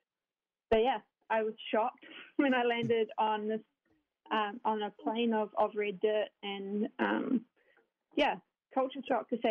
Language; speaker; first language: English; native; English